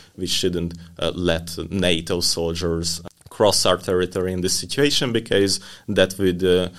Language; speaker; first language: English; non-native, fluent; Hungarian